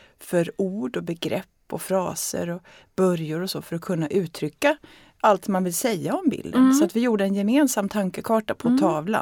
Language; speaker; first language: Swedish; native; Swedish